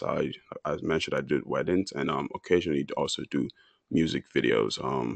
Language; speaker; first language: English; non-native, local second language; Yoruba